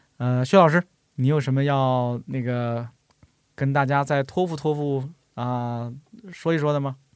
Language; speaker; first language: Chinese; native; Chinese